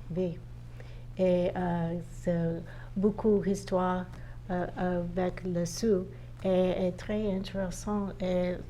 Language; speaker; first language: French; non-native, learner; English